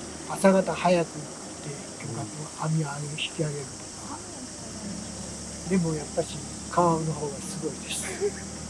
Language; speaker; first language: Japanese; native; Japanese